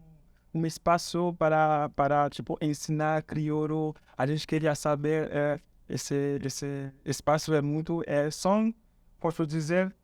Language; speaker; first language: Portuguese; non-native, fluent; Haitian Creole